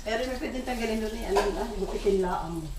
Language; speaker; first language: Filipino; native; Filipino